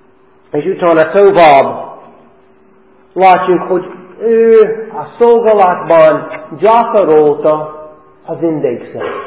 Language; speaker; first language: Hungarian; non-native, fluent; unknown